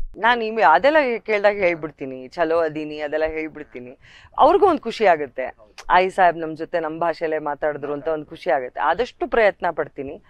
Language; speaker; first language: Kannada; native; Kannada